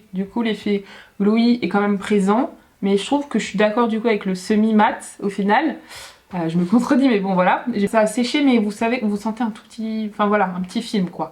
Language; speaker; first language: French; native; French